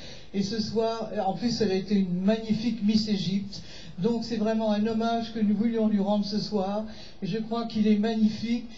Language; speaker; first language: French; native; French